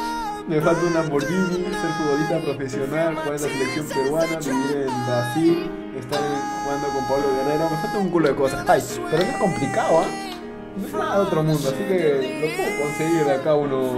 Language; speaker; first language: Spanish; native; Spanish